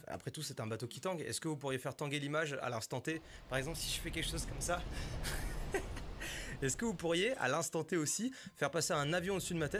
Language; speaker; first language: French; native; French